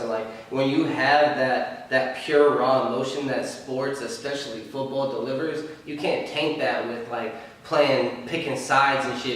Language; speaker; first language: English; native; English